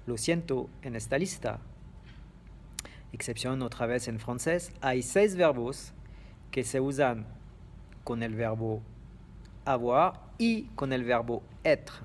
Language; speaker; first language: Spanish; non-native, fluent; French